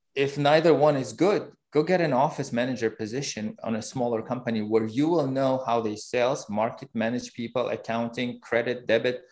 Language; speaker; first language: English; non-native, fluent; Uzbek